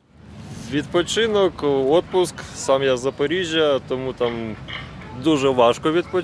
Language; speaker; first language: Ukrainian; non-native, local second language; Russian